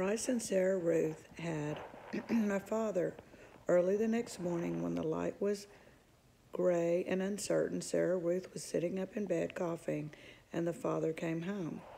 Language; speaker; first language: English; native; English